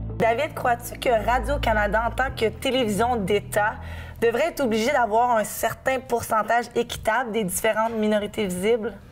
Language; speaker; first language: French; native; French